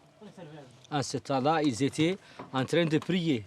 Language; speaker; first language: French; non-native, local second language; Arabic